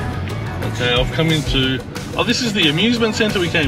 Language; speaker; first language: English; native; English